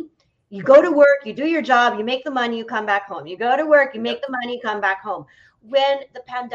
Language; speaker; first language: English; native; English